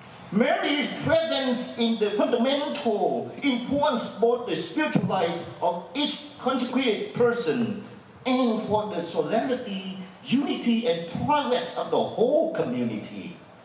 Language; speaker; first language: English; non-native, fluent; Vietnamese